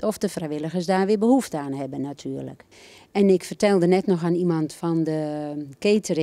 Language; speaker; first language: Dutch; native; Dutch